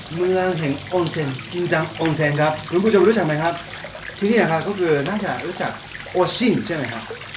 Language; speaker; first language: Thai; native; Thai